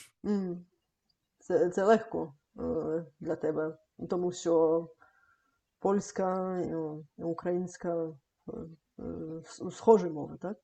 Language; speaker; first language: Ukrainian; non-native, learner; Bulgarian